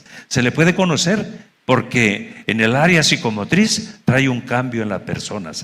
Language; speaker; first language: Spanish; native; Spanish